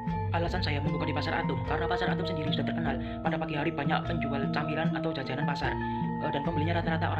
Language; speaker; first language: Indonesian; native; Indonesian